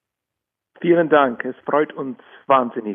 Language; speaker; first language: German; non-native, fluent; Czech